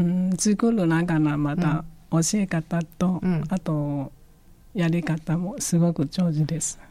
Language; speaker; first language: Japanese; non-native, fluent; Chinese